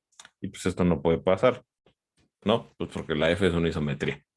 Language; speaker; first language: Spanish; native; Spanish